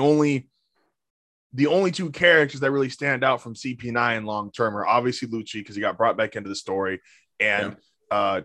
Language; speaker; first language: English; native; English